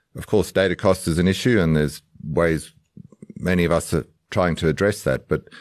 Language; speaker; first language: English; native; English